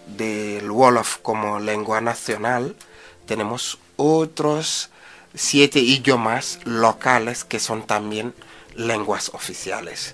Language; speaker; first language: Spanish; non-native, fluent; Wolof